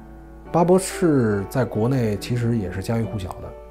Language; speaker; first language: Chinese; native; Chinese